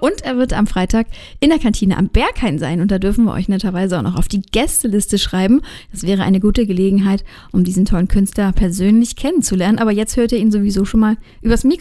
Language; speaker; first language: German; native; German